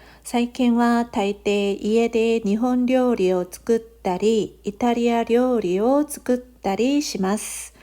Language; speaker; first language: Japanese; non-native, fluent; Korean